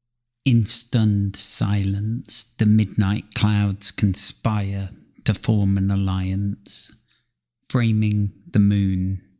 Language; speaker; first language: English; native; English